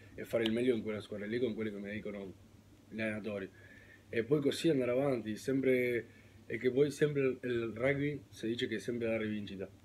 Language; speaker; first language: Italian; non-native, learner; Spanish